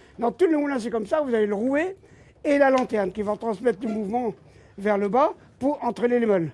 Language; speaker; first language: French; non-native, local second language; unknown